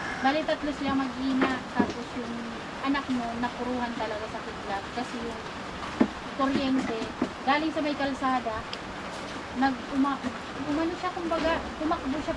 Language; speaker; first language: Filipino; non-native, local second language; Masbatenyo